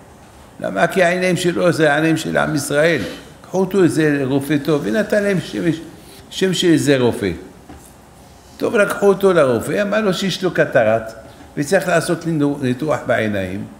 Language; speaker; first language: Hebrew; non-native, fluent; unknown